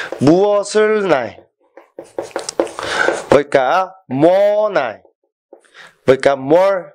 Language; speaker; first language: Vietnamese; non-native, fluent; Korean